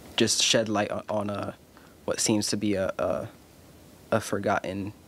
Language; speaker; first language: English; early bilingual, other home language; Spanish